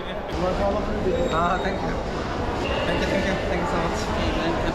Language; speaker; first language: English; non-native, learner; Korean